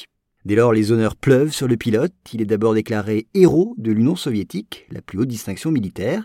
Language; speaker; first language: French; native; French